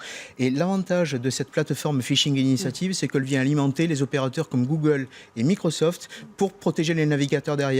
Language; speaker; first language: French; native; French